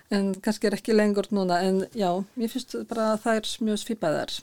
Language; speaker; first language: Icelandic; non-native, fluent; Polish